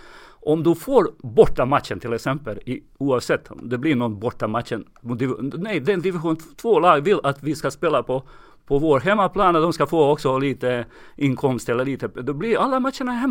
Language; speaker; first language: Swedish; non-native, fluent; Serbian